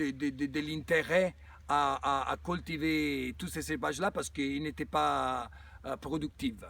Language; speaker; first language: French; non-native, fluent; Italian